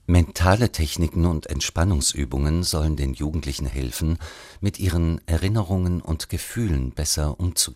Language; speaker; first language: German; native; German